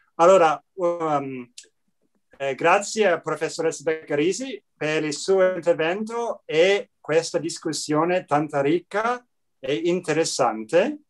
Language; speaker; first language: Italian; non-native, fluent; English